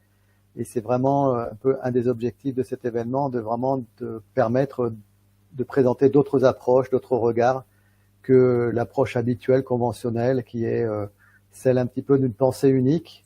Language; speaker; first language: French; native; French